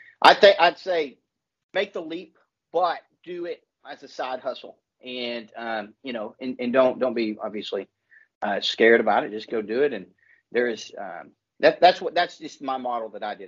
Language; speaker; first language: English; native; English